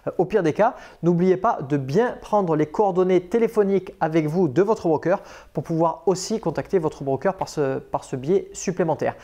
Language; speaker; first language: French; native; French